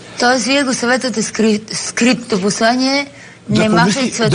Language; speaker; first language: Bulgarian; native; Bulgarian